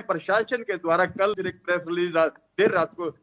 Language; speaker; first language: Hindi; native; Hindi